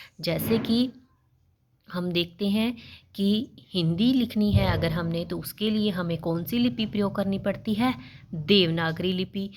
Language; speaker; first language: Hindi; non-native, local second language; Punjabi